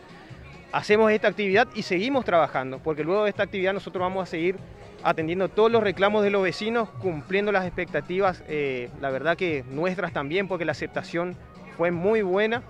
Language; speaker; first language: Spanish; native; Spanish